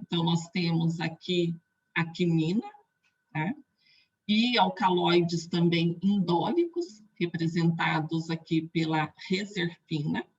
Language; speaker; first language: Portuguese; native; Portuguese